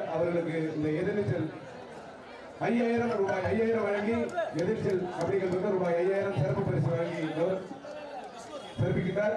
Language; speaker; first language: Tamil; native; Tamil